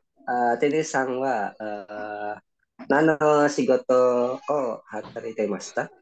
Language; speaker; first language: Japanese; non-native, learner; Indonesian